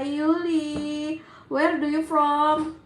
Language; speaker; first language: English; non-native, learner; Indonesian